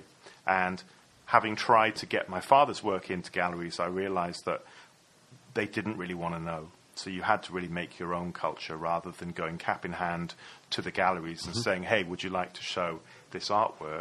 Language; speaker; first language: English; native; English